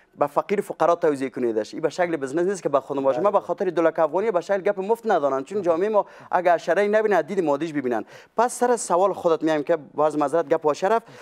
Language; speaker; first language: Persian; native; Persian